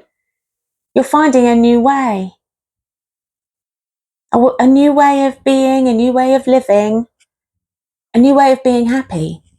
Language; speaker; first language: English; native; English